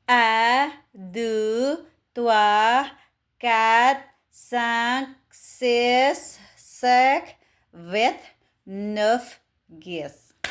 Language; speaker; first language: French; non-native, learner; Filipino